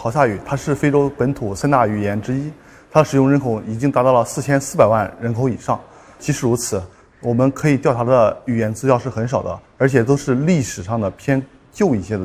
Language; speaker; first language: Chinese; native; Chinese